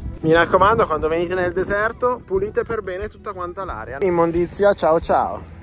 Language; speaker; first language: Italian; native; Italian